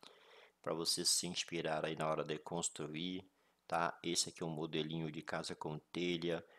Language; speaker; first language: Portuguese; native; Portuguese